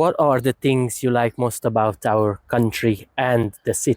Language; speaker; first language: English; non-native, fluent; Hungarian